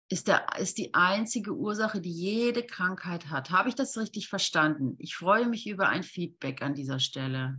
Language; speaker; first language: German; native; German